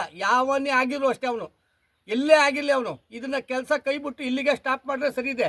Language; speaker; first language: Kannada; native; Kannada